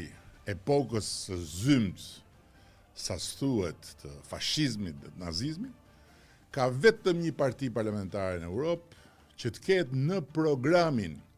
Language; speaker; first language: Albanian; native; Albanian